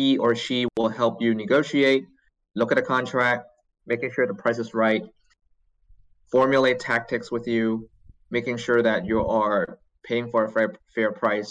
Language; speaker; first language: English; non-native, local second language; Cantonese